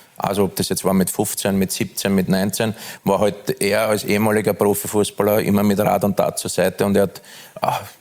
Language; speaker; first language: German; native; German